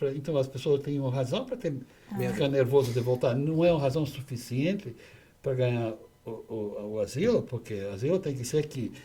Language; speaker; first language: Portuguese; non-native, fluent; English